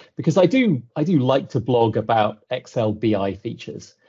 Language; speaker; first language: English; native; English